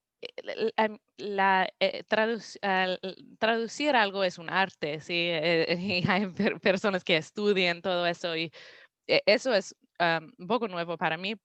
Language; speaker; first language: Spanish; non-native, learner; English